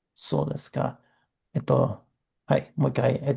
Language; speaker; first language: Japanese; non-native, learner; English